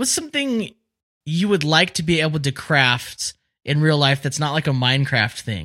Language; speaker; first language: English; native; English